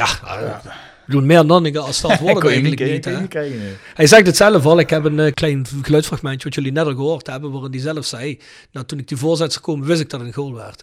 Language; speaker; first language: Dutch; native; Dutch